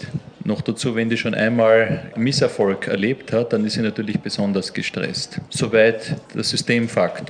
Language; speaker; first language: German; native; German